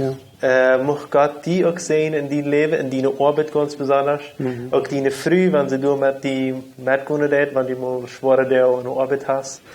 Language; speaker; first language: German; non-native, local second language; Low German